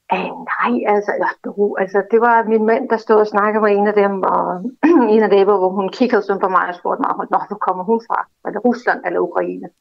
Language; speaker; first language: Danish; non-native, fluent; Russian